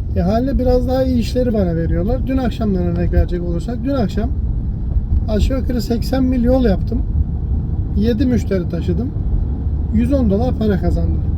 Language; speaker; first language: Turkish; early bilingual, heritage; Turkish